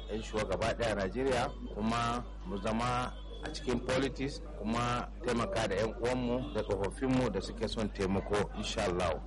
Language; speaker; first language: Hausa; non-native, local second language; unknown